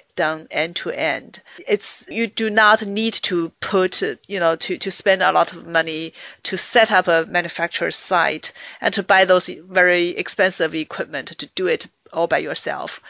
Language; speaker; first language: English; non-native, fluent; Chinese